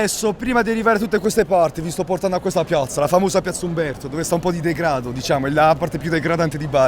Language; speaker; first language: Italian; native; Italian